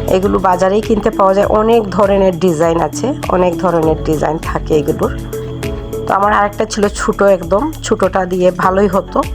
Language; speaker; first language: Bangla; non-native, local second language; Sylheti